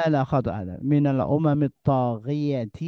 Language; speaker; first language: Arabic; non-native, fluent; Indonesian